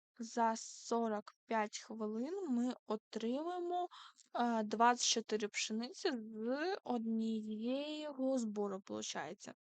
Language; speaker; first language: Ukrainian; non-native, local second language; Russian